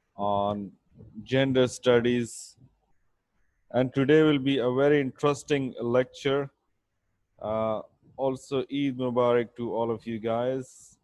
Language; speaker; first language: English; non-native, local second language; Urdu